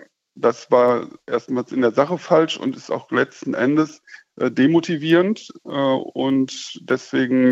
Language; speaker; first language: German; native; German